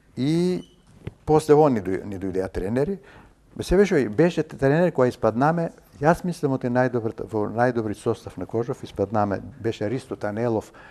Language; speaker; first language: Macedonian; native; Macedonian